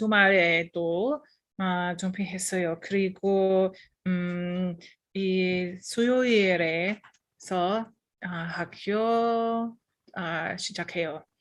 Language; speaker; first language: Korean; non-native, learner; English